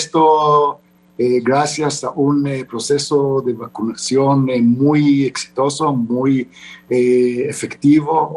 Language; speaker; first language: Spanish; non-native, fluent; Hebrew